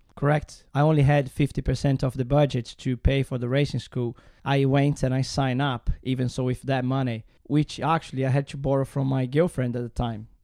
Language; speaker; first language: English; non-native, learner; Portuguese